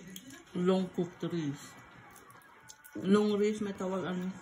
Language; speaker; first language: Swedish; early bilingual, other home language; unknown